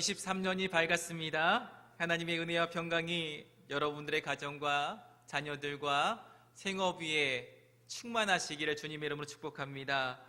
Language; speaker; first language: Korean; native; Korean